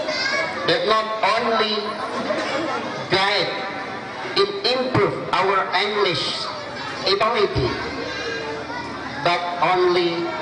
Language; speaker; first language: English; non-native, learner; Indonesian